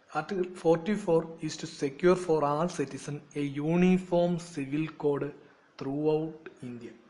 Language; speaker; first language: English; non-native, local second language; Malayalam